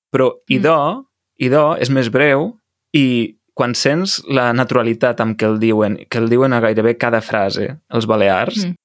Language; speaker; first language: Catalan; native; Catalan